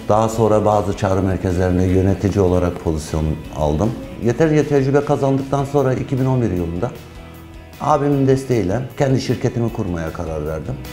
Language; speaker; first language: Turkish; early bilingual, heritage; Turkish